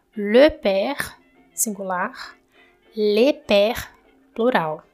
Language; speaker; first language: French; non-native, fluent; Portuguese